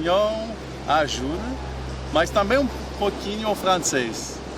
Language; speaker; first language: Portuguese; non-native, learner; French